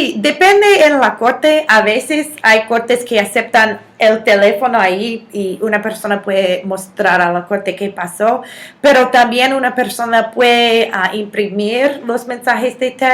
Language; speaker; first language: Spanish; non-native, fluent; English